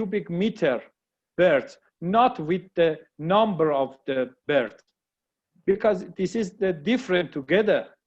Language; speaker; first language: English; non-native, learner; Persian